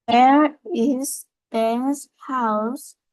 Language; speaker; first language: English; non-native, learner; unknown